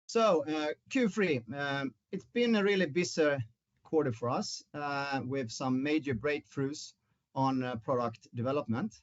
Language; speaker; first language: English; non-native, fluent; Swedish